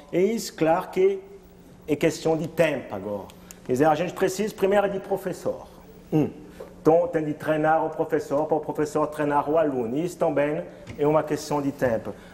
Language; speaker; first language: Portuguese; non-native, fluent; French